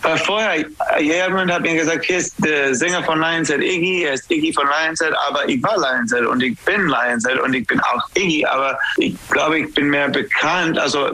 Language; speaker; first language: German; non-native, fluent; English